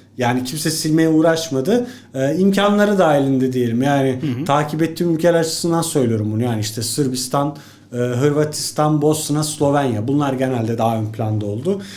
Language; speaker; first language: Turkish; early bilingual, other home language; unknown